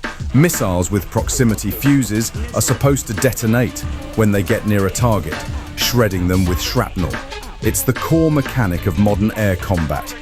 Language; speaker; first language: English; native; English